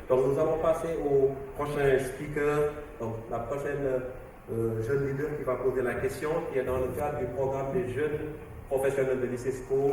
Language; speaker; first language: French; non-native, learner; Portuguese